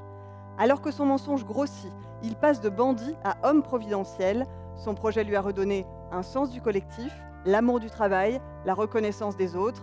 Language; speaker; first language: French; native; French